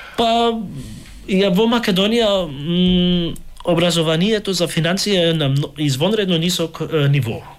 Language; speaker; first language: Macedonian; early bilingual, heritage; Macedonian